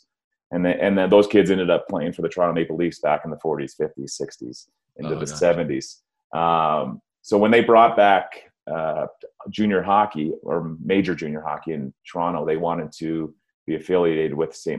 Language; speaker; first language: English; native; English